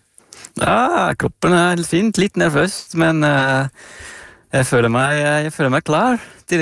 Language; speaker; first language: Norwegian; non-native, fluent; Dutch